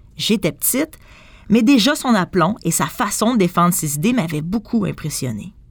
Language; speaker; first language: French; native; French